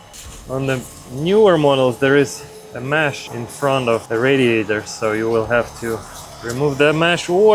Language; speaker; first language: English; non-native, fluent; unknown